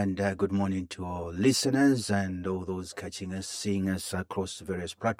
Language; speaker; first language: English; non-native, local second language; Bemba